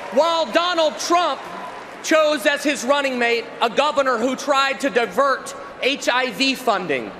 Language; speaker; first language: English; native; English